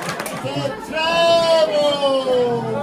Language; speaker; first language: French; non-native, learner; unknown